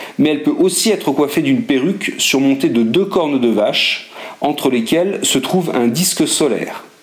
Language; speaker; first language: French; native; French